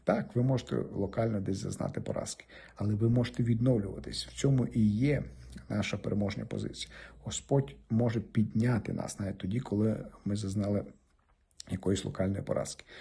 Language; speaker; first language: Ukrainian; native; Ukrainian